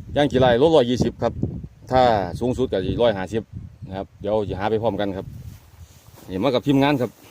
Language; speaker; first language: Thai; native; Thai